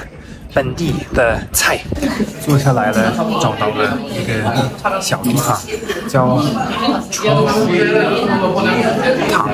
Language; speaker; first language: Chinese; non-native, fluent; German